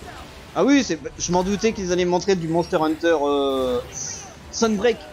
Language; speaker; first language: French; native; French